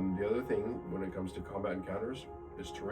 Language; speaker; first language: English; native; English